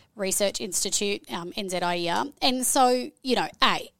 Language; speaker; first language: English; native; English